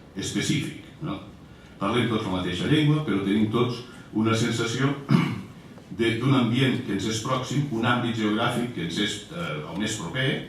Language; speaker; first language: Catalan; native; Catalan